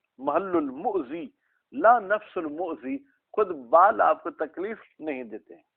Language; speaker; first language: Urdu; non-native, local second language; Sindhi